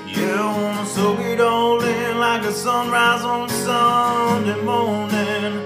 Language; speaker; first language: English; native; English